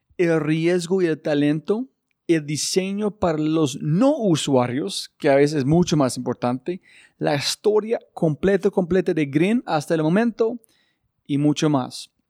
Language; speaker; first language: Spanish; non-native, fluent; English